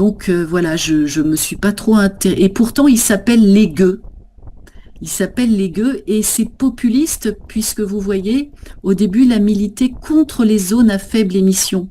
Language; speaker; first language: French; native; French